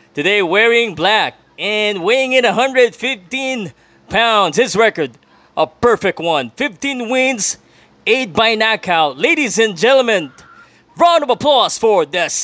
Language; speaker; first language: English; non-native, local second language; Filipino